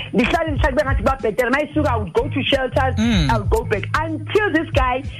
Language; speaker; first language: English; non-native, local second language; Xhosa